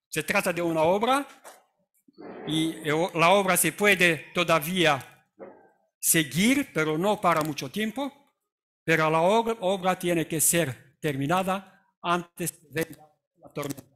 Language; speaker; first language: Spanish; non-native, fluent; Romanian